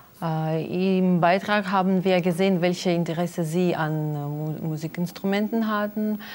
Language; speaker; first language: German; non-native, learner; Russian